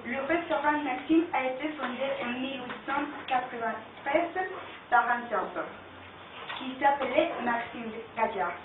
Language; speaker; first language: French; non-native, learner; Spanish